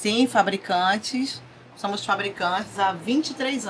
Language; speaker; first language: Portuguese; native; Portuguese